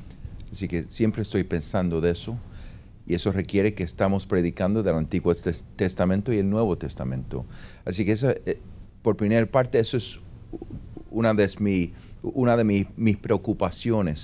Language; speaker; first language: Spanish; early bilingual, heritage; Spanish